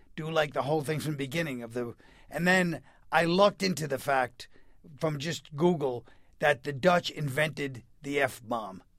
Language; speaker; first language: English; native; English